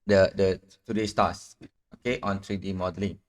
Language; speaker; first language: English; non-native, local second language; Malay